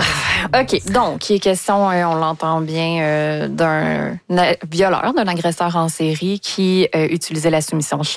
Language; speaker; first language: French; native; French